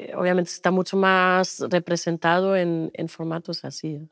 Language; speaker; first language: Spanish; non-native, fluent; German